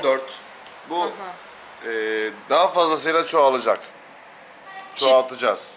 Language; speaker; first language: Turkish; native; Turkish